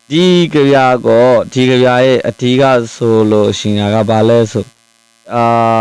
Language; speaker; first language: Burmese; non-native, local second language; Rohingya